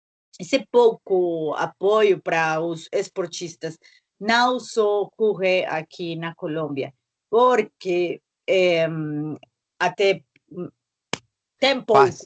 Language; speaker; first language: Portuguese; non-native, learner; Spanish